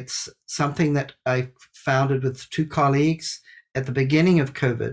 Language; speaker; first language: English; native; English